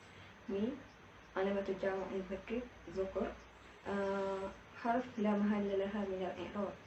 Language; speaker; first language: Arabic; non-native, learner; Malay